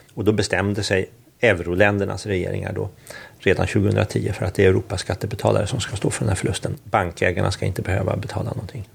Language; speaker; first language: Swedish; native; Swedish